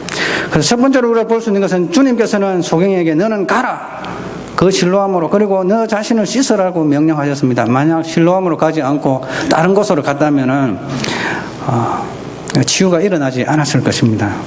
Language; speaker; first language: Korean; native; Korean